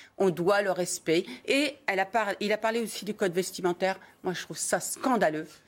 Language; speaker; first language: French; early bilingual, other home language; Arabic